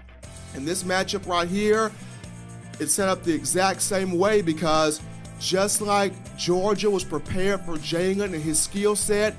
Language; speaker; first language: English; native; English